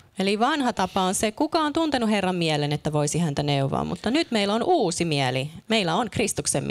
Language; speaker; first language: Finnish; native; Finnish